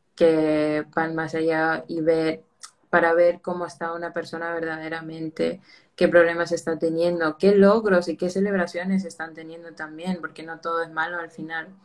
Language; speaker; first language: Spanish; early bilingual, heritage; Spanish